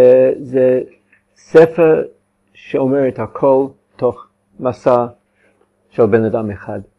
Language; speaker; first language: Hebrew; non-native, fluent; English